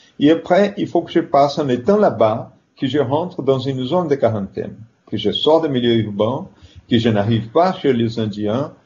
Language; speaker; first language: French; non-native, fluent; Portuguese